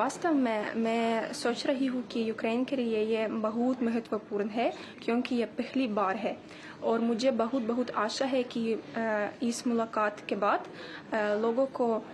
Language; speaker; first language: Hindi; non-native, learner; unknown